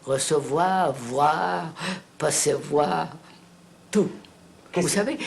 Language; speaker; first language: French; non-native, fluent; Telugu